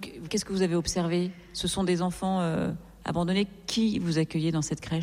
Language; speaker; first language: French; native; French